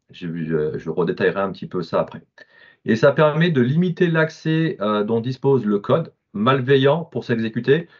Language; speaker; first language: French; native; French